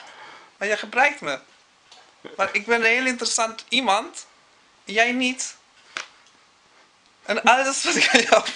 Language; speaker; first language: Dutch; non-native, fluent; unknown